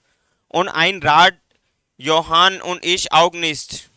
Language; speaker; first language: German; non-native, learner; Hindi